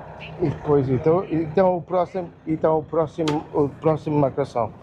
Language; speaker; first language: Portuguese; non-native, learner; German